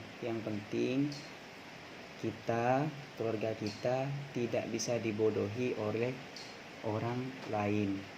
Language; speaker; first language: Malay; non-native, local second language; Madurese